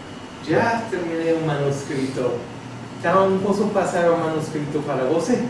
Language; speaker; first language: Portuguese; non-native, fluent; English